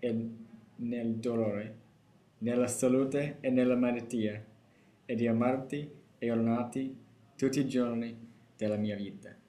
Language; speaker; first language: Italian; non-native, learner; English